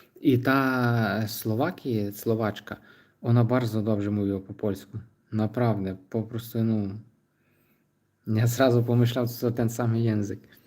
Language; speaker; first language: Polish; non-native, learner; Ukrainian